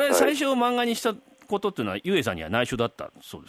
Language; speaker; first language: Japanese; native; Japanese